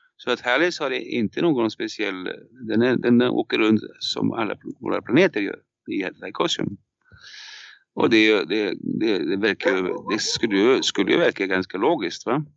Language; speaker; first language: Swedish; non-native, fluent; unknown